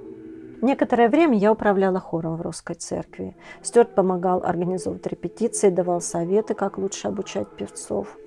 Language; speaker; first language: Russian; native; Russian